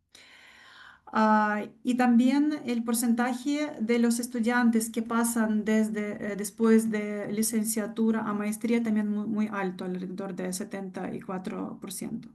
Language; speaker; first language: Spanish; non-native, fluent; Ukrainian